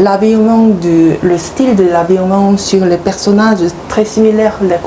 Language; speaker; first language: French; non-native, fluent; Korean